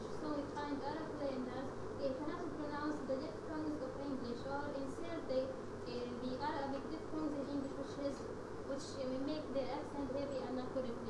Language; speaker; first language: English; non-native, learner; Arabic